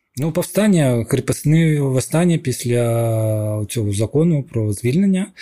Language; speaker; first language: Ukrainian; non-native, local second language; Russian